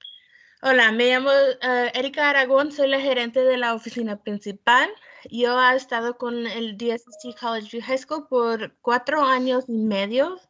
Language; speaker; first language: Spanish; early bilingual, heritage; Spanish